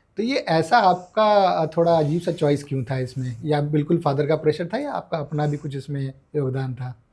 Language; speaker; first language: Hindi; native; Hindi